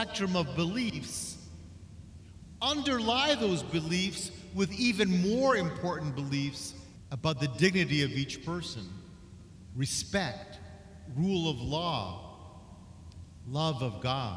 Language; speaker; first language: English; native; English